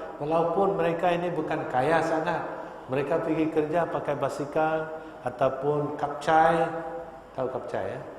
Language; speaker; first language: Malay; non-native, local second language; Tamil